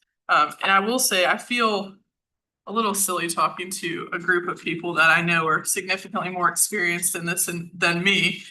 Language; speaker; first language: English; native; English